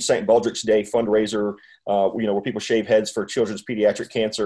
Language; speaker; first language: English; native; English